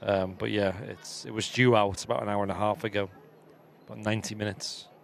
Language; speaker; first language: English; native; English